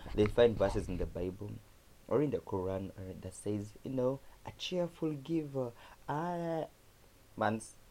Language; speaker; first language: English; non-native, local second language; Kamba